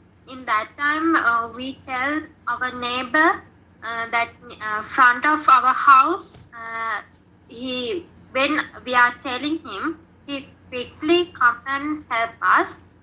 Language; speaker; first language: English; non-native, learner; Sinhala